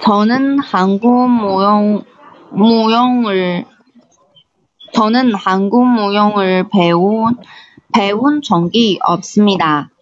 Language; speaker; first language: Korean; non-native, learner; Chinese